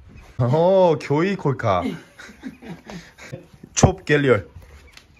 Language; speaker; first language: Turkish; non-native, learner; Korean